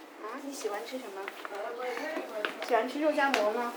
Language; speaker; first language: Chinese; native; Chinese